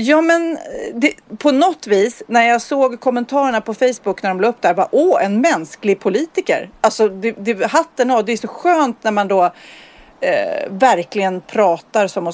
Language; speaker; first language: Swedish; native; Swedish